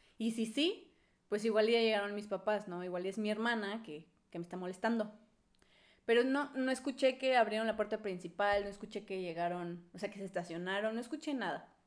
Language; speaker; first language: Spanish; native; Spanish